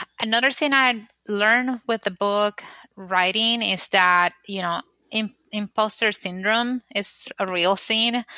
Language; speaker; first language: English; non-native, fluent; Spanish